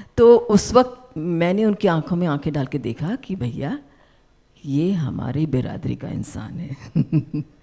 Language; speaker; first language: Hindi; native; Hindi